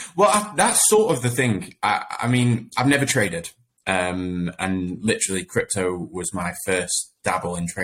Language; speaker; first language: English; native; English